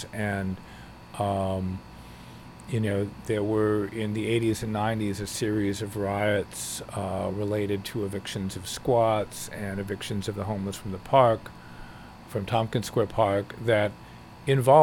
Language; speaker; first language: English; native; English